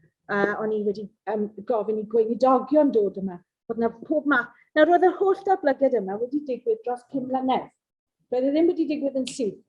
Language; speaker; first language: Welsh; non-native, local second language; English